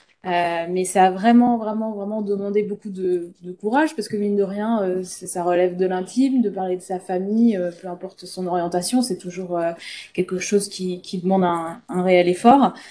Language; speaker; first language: French; native; French